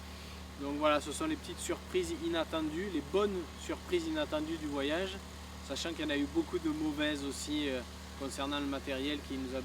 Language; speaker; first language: French; native; French